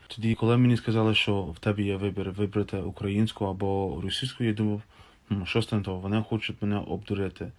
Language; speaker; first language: Ukrainian; non-native, fluent; English